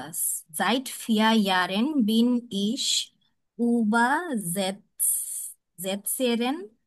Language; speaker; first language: German; non-native, learner; Bangla